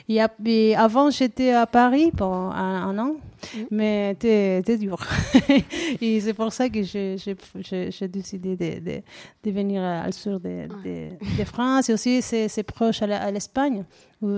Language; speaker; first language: French; non-native, learner; Spanish